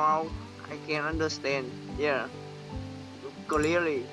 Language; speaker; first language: English; non-native, learner; Vietnamese